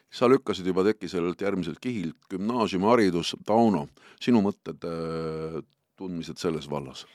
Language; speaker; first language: Estonian; native; Estonian